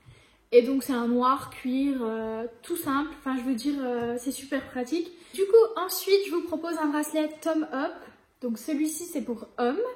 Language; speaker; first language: French; native; French